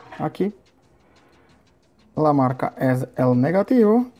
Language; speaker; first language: Spanish; non-native, learner; Portuguese